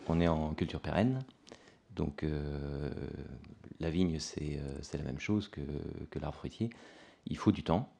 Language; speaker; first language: French; native; French